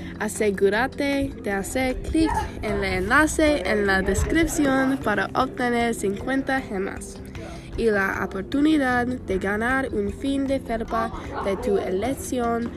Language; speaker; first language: Spanish; non-native, learner; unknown